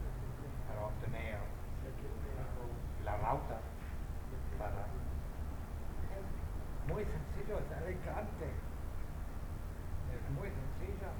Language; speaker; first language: Spanish; non-native, fluent; English